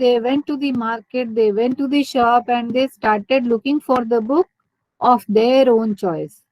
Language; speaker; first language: English; non-native, fluent; Hindi